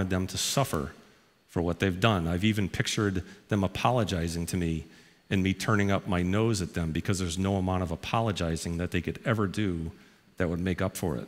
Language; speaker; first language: English; native; English